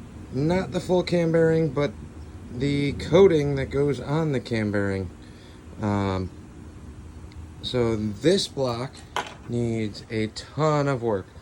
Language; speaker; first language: English; native; English